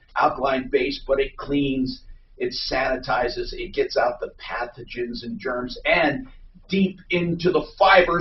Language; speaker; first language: English; native; English